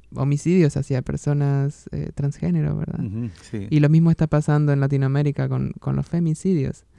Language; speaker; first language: Spanish; native; Spanish